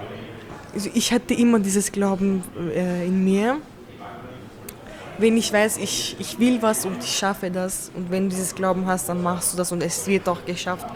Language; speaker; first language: German; early bilingual, other home language; Turkish